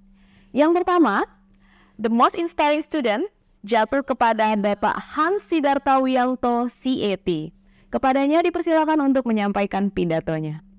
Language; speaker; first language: Indonesian; native; Indonesian